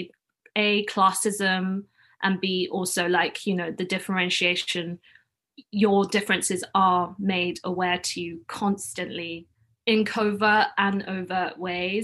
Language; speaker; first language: English; non-native, local second language; Cantonese